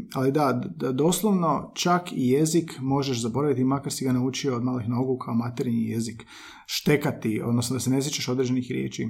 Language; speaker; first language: Croatian; native; Croatian